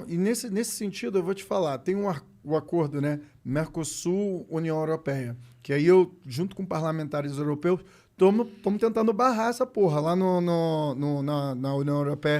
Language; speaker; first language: Portuguese; native; Portuguese